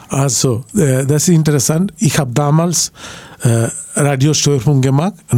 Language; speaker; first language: German; non-native, learner; Bangla